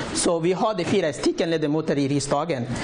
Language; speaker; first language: Swedish; non-native, learner; Rohingya